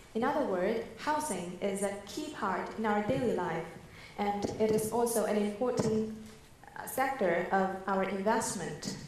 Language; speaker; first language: English; non-native, fluent; Chinese